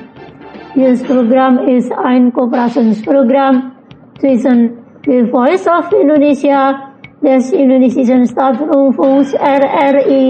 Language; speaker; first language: German; non-native, fluent; Indonesian